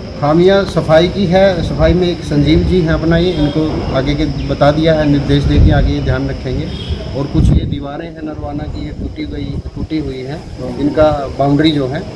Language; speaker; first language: Hindi; native; Hindi